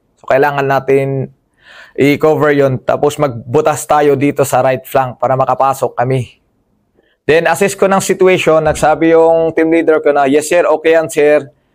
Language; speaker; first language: Filipino; non-native, local second language; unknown